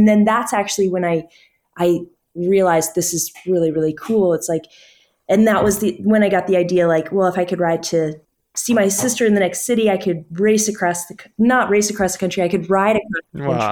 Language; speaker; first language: English; native; English